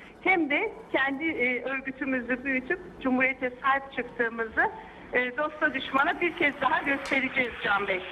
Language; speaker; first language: Turkish; native; Turkish